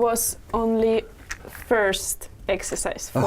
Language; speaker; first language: English; non-native, learner; Russian